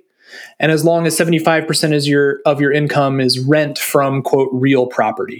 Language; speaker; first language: English; native; English